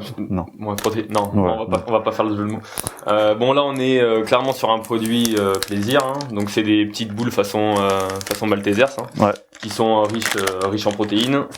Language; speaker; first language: French; native; French